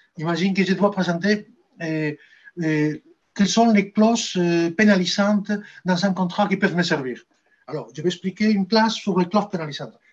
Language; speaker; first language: French; non-native, fluent; Spanish